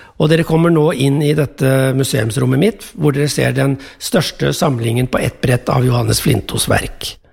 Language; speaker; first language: Norwegian; native; Norwegian